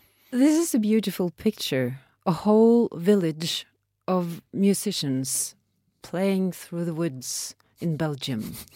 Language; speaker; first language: English; non-native, fluent; Norwegian